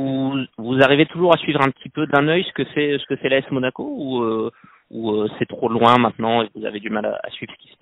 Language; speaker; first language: French; native; French